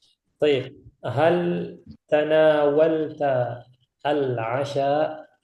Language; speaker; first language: Arabic; non-native, fluent; Indonesian